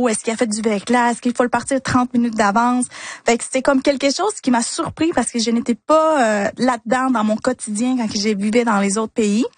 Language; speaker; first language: French; early bilingual, other home language; Spanish